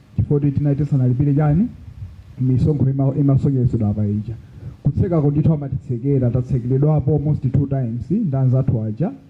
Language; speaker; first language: Nyanja; non-native, local second language; Tumbuka